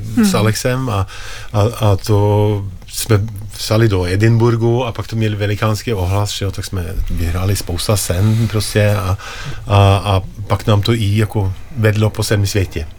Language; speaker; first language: Czech; non-native, fluent; Norwegian